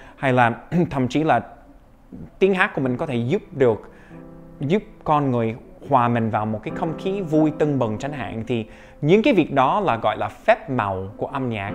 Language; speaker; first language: Vietnamese; non-native, fluent; English